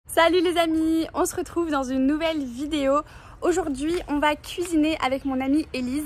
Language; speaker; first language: French; native; French